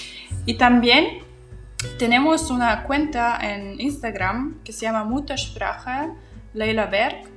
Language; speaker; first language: Spanish; non-native, fluent; Russian